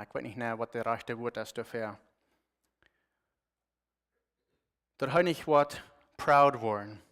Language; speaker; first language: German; non-native, learner; Plautdietsch